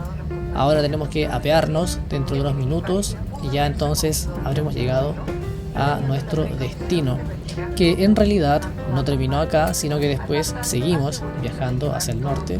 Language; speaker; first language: Spanish; native; Spanish